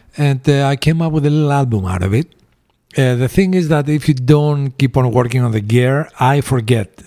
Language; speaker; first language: English; early bilingual, other home language; Greek